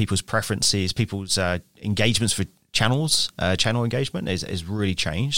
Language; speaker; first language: English; native; English